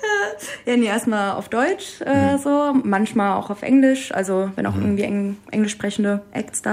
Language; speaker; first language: German; early bilingual, other home language; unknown